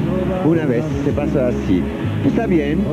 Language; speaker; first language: Spanish; non-native, learner; French